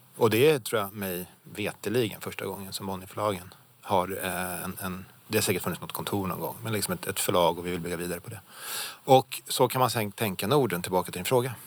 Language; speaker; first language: Swedish; native; Swedish